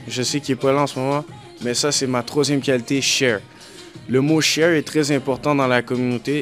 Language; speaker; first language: French; early bilingual, heritage; French